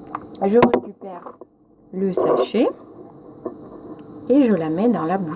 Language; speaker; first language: French; non-native, fluent; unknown